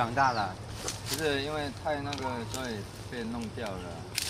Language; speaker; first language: Chinese; early bilingual, heritage; Chinese